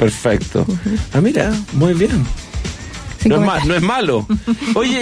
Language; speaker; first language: Spanish; native; Spanish